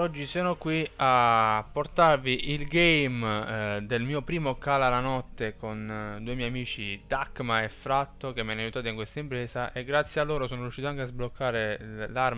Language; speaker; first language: Italian; native; Italian